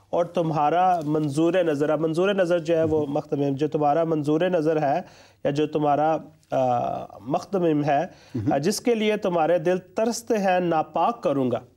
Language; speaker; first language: Urdu; non-native, local second language; Punjabi